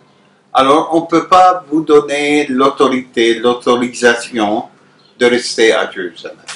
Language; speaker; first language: French; non-native, fluent; Arabic